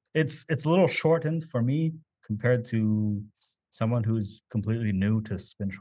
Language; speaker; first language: English; early bilingual, other home language; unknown